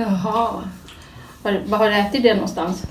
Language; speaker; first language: Swedish; non-native, learner; Thai